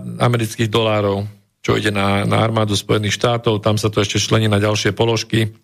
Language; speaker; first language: Slovak; native; Slovak